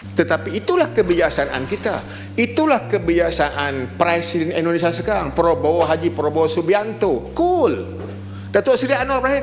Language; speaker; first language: Malay; native; Malay